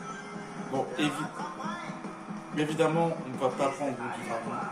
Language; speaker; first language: French; native; French